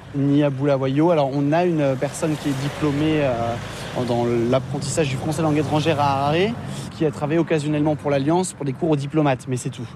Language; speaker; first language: French; native; French